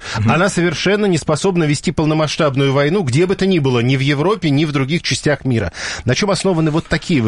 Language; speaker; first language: Russian; native; Russian